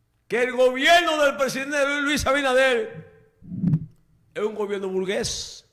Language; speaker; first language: Spanish; native; Spanish